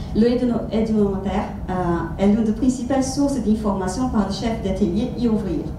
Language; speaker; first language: French; non-native, fluent; Portuguese